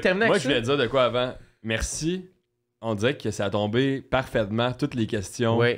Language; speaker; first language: French; native; French